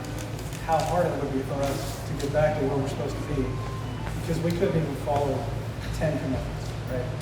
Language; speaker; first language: English; native; English